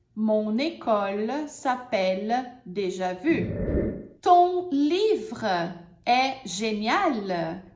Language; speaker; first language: French; non-native, fluent; Portuguese